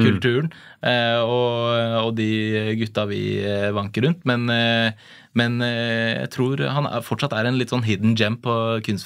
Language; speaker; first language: Norwegian; native; Norwegian